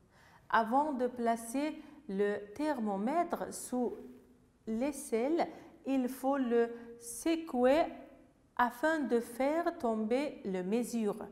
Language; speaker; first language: French; non-native, fluent; Uzbek